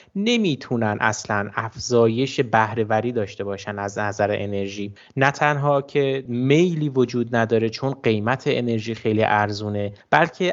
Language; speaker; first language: Persian; native; Persian